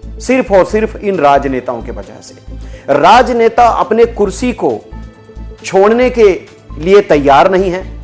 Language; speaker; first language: Hindi; native; Hindi